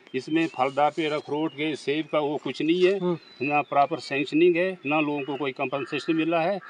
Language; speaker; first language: Hindi; native; Hindi